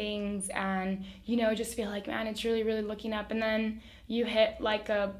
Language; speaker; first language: English; early bilingual, other home language; Spanish